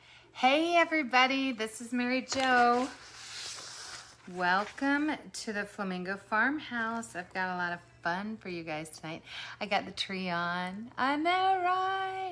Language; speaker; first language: English; native; English